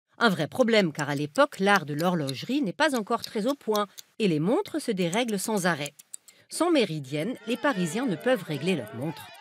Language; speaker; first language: French; non-native, fluent; German